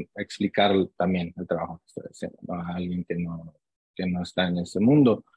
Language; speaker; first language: Spanish; early bilingual, heritage; Spanish